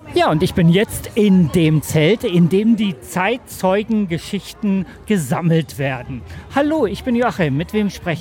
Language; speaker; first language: German; native; German